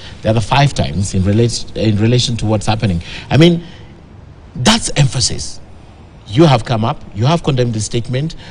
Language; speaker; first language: English; non-native, local second language; Swahili